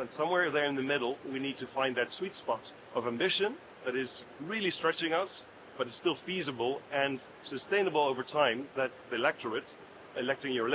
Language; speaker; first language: English; non-native, fluent; Dutch